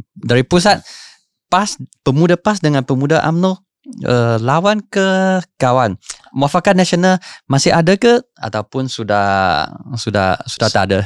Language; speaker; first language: Malay; non-native, local second language; Chinese